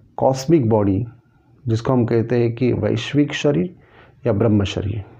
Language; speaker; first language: Hindi; non-native, local second language; Marathi